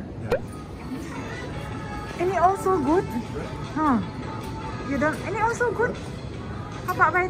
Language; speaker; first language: English; non-native, learner; Indonesian